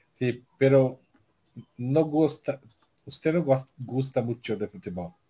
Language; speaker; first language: Spanish; non-native, learner; Portuguese